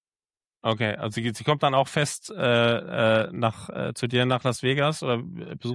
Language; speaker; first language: German; native; German